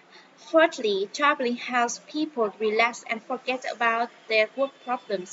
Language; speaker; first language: English; non-native, learner; Vietnamese